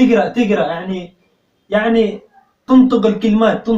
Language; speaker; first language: Arabic; native; Arabic